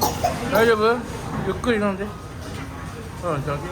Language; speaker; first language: Japanese; native; Japanese